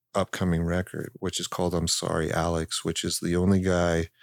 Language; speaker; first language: English; early bilingual, other home language; Spanish